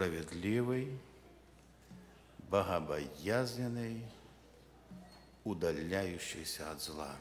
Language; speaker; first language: Russian; non-native, local second language; Ukrainian